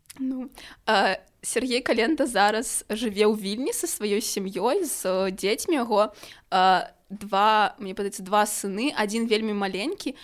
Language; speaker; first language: Belarusian; non-native, local second language; Russian